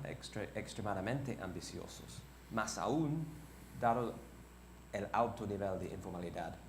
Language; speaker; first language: Spanish; non-native, fluent; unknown